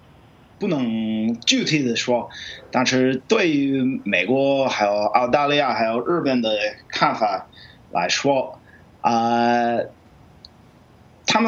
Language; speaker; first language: Chinese; non-native, fluent; English